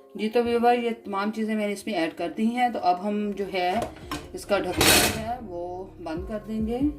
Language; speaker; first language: Urdu; native; Urdu